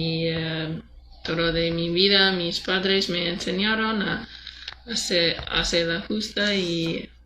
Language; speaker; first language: Spanish; non-native, learner; English